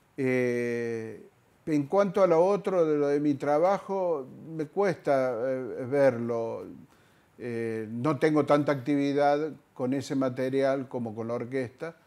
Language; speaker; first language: Spanish; native; Spanish